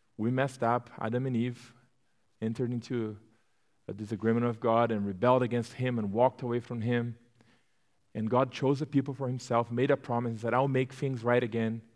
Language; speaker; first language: English; non-native, fluent; Portuguese